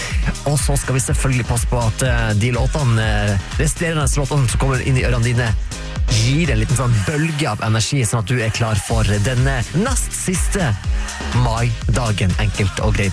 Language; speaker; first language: Norwegian; native; Norwegian